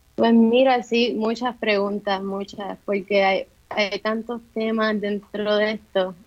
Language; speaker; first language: Spanish; native; Spanish